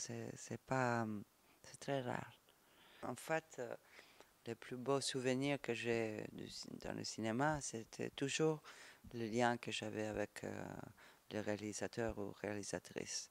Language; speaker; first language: French; non-native, fluent; Italian